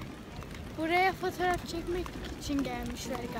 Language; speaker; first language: Turkish; early bilingual, heritage; English